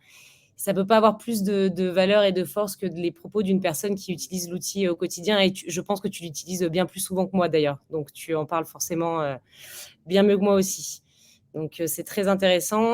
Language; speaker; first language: French; native; French